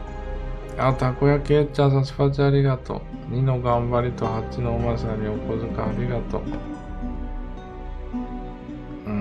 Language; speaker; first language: Japanese; native; Japanese